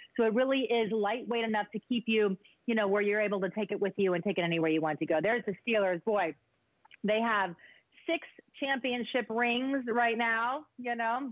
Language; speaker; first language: English; native; English